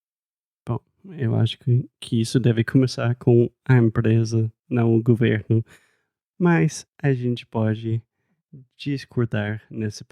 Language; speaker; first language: Portuguese; non-native, fluent; English